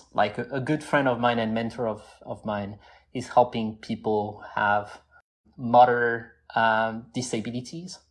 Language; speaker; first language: English; non-native, fluent; French